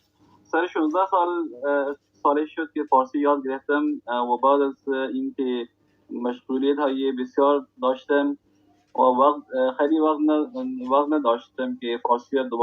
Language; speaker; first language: Persian; non-native, learner; Urdu